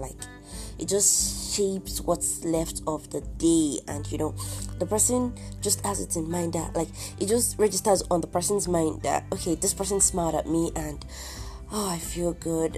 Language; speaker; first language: English; non-native, local second language; Yoruba